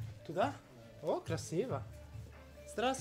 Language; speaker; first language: Russian; non-native, learner; English